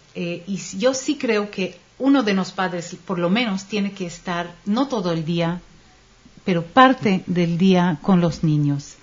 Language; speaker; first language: Spanish; non-native, fluent; Hebrew